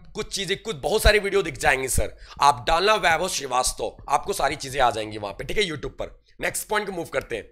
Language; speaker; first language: Hindi; native; Hindi